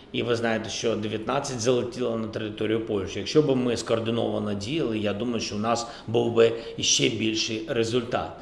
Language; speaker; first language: Ukrainian; non-native, local second language; Russian